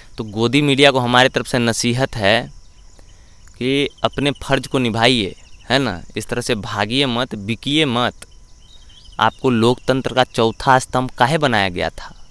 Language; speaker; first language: Hindi; native; Hindi